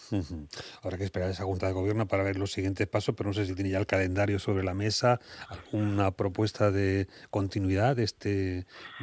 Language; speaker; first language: Spanish; native; Spanish